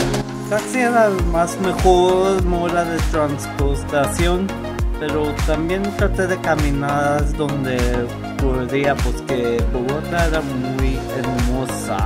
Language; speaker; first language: Spanish; non-native, learner; English